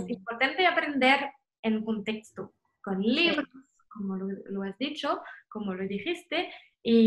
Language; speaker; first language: Spanish; non-native, fluent; French